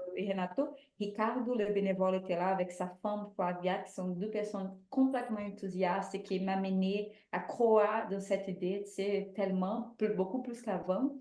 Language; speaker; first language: French; non-native, fluent; Portuguese